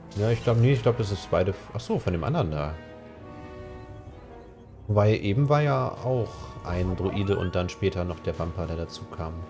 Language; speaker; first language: German; native; German